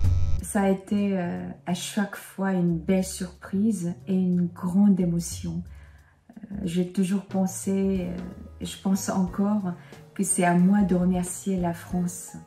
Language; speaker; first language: French; non-native, fluent; Korean